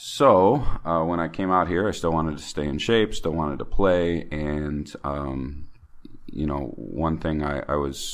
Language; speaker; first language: English; native; English